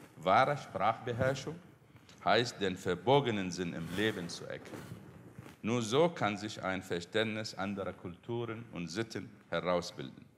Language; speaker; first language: German; non-native, fluent; Arabic